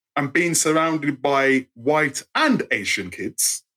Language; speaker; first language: English; native; English